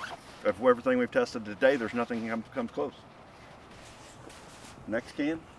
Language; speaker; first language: English; native; English